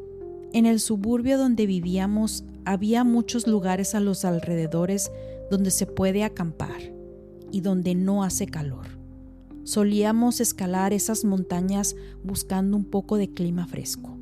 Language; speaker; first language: Spanish; native; Spanish